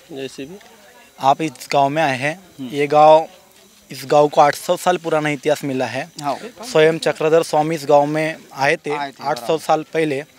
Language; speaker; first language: Hindi; non-native, local second language; Marathi